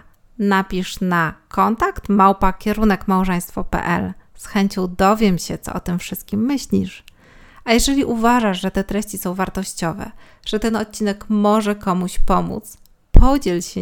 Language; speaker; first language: Polish; native; Polish